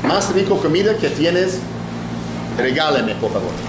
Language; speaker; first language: Spanish; non-native, learner; English